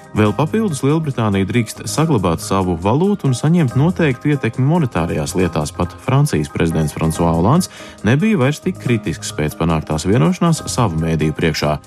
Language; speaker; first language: Latvian; early bilingual, heritage; Latvian